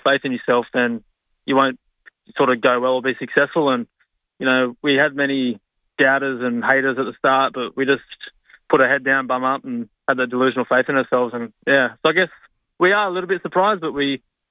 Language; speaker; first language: English; native; English